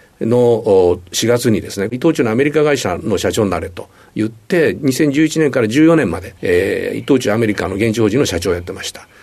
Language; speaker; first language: Japanese; native; Japanese